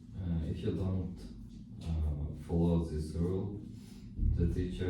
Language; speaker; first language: English; non-native, learner; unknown